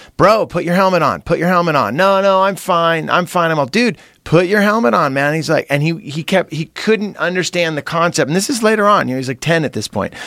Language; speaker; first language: English; native; English